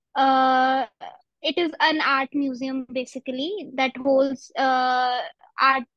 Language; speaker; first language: English; non-native, local second language; Punjabi